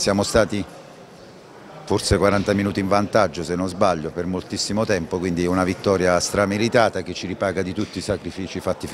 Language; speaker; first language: Italian; native; Italian